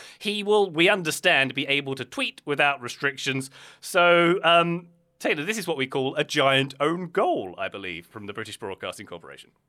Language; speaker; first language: English; native; English